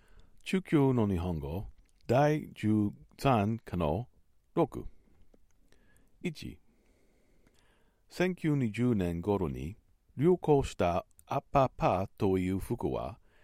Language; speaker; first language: Japanese; non-native, learner; English